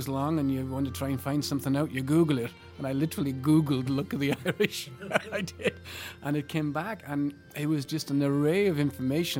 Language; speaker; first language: English; native; English